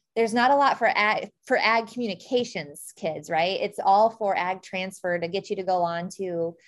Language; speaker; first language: English; native; English